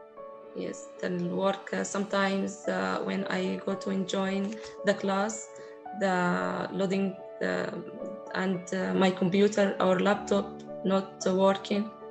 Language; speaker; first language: English; non-native, learner; Arabic